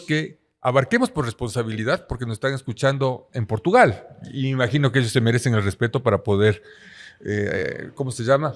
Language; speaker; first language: Spanish; native; Spanish